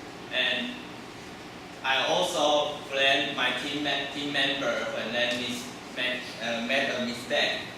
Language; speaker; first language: English; non-native, learner; Chinese